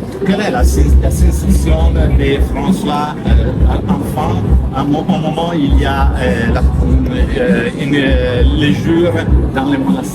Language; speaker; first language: French; non-native, learner; Italian